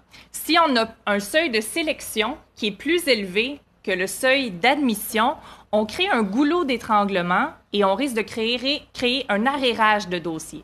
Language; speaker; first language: French; native; French